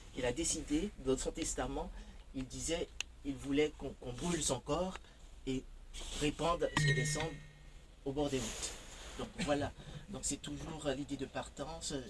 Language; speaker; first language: French; non-native, local second language; Haitian Creole